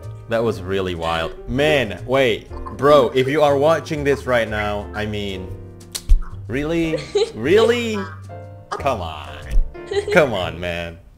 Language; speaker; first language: English; non-native, fluent; Indonesian